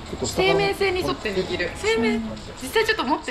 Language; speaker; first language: Japanese; native; Japanese